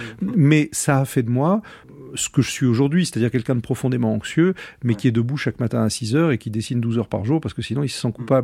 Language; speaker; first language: French; native; French